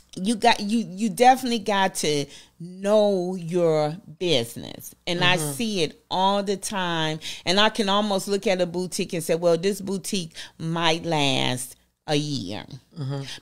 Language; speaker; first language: English; native; English